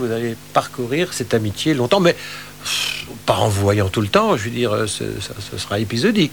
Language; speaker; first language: French; native; French